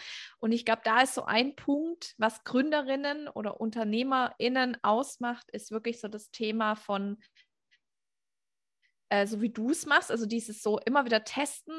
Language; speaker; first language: German; native; German